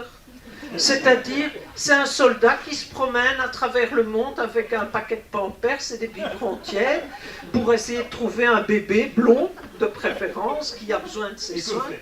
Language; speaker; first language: French; native; French